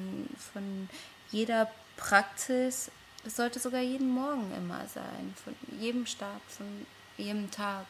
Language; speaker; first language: German; non-native, fluent; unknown